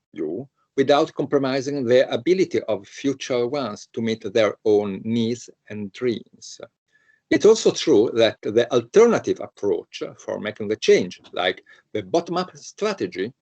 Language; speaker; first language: English; non-native, fluent; Italian